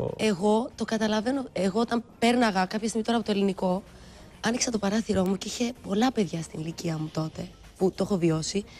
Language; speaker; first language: Greek; early bilingual, other home language; Albanian